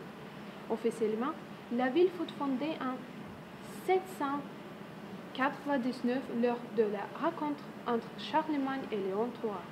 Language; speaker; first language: French; non-native, learner; German